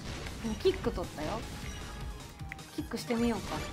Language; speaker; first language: Japanese; native; Japanese